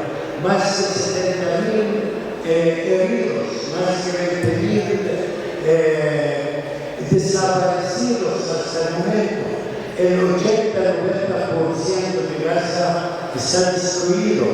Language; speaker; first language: Spanish; non-native, fluent; Arabic